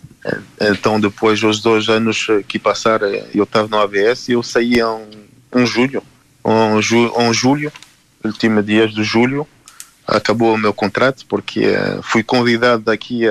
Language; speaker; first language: Portuguese; non-native, fluent; Haitian Creole